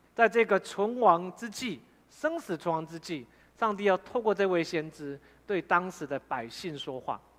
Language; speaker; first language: Chinese; native; Chinese